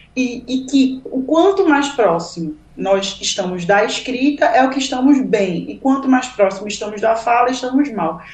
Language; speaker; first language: Portuguese; native; Portuguese